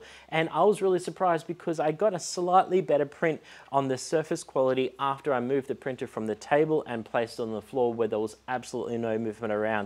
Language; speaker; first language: English; native; English